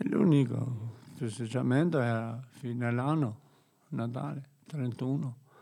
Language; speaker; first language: Italian; non-native, fluent; Albanian